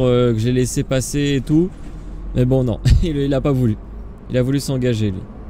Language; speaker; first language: French; native; French